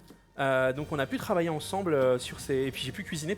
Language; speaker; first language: French; native; French